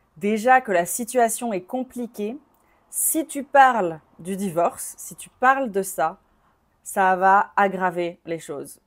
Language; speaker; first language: French; native; French